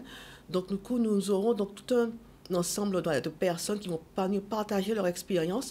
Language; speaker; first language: French; native; French